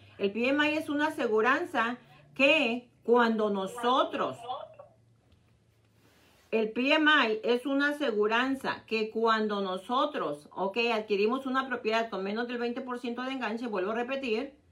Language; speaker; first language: Spanish; native; Spanish